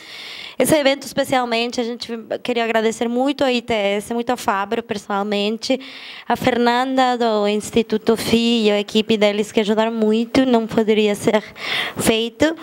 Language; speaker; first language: Portuguese; non-native, fluent; German